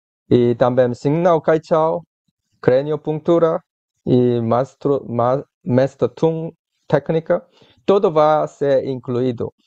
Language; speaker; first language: Spanish; non-native, learner; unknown